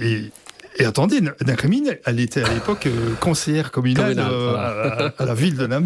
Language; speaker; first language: French; native; French